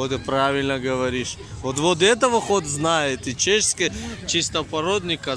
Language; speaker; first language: Russian; non-native, local second language; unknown